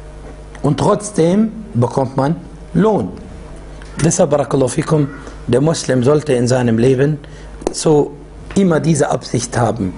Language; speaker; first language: German; non-native, fluent; Arabic